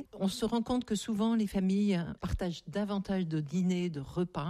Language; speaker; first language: French; native; French